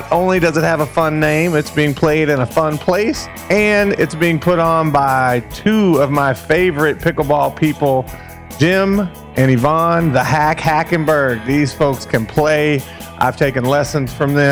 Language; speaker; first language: English; native; English